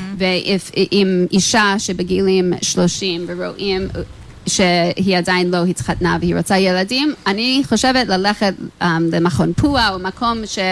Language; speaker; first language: Hebrew; non-native, fluent; English